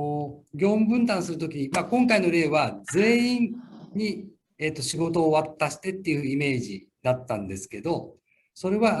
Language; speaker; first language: Japanese; native; Japanese